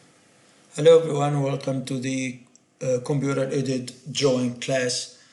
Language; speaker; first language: English; non-native, fluent; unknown